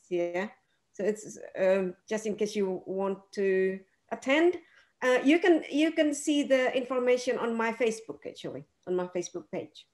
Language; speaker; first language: English; non-native, fluent; Indonesian